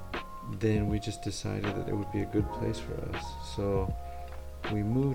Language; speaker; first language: English; early bilingual, other home language; Spanish